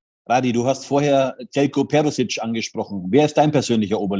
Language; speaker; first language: German; native; German